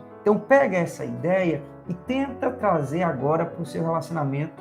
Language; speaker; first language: Portuguese; native; Portuguese